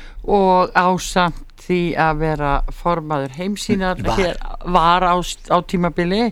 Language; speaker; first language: Icelandic; native; Icelandic